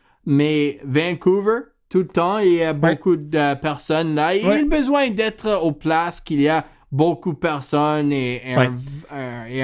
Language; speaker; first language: French; non-native, learner; English